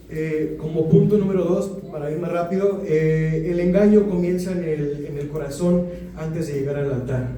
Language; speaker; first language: Spanish; native; Spanish